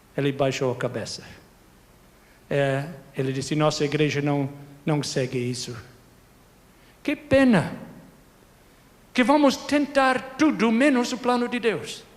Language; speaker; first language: Portuguese; non-native, fluent; English